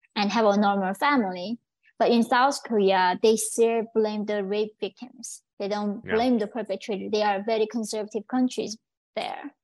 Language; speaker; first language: English; early bilingual, other home language; Korean